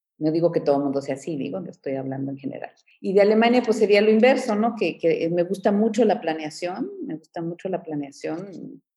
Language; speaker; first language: Spanish; early bilingual, heritage; Spanish